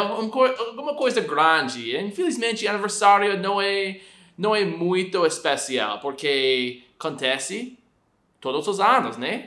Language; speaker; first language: Portuguese; non-native, fluent; English